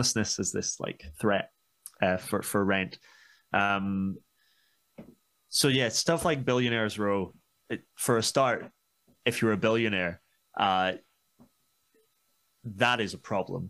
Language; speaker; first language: English; native; English